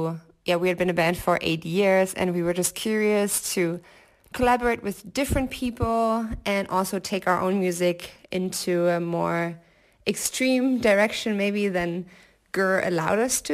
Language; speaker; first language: English; non-native, fluent; German